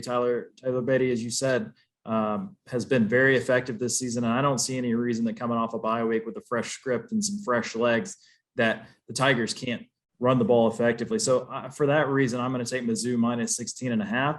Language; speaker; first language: English; native; English